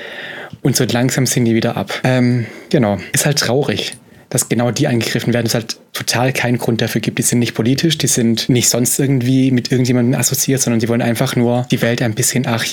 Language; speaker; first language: German; native; German